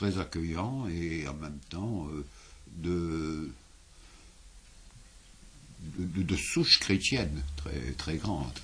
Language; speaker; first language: French; native; French